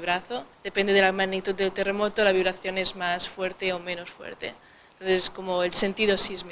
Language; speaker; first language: Spanish; non-native, local second language; Catalan